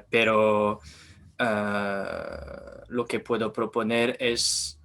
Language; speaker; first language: Spanish; non-native, learner; French